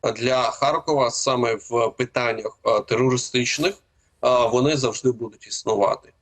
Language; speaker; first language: Ukrainian; native; Ukrainian